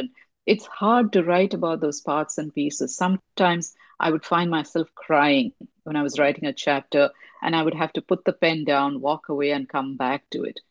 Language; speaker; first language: English; non-native, local second language; Tamil